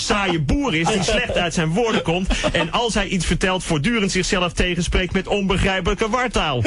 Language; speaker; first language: Dutch; native; Dutch